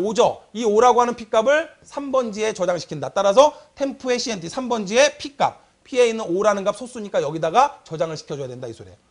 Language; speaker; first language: Korean; native; Korean